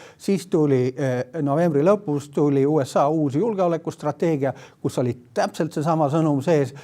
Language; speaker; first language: Estonian; native; Estonian